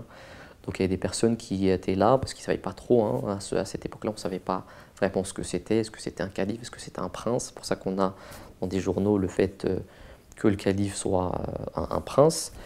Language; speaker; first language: French; native; French